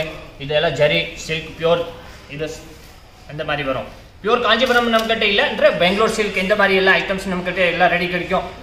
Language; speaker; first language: Tamil; non-native, learner; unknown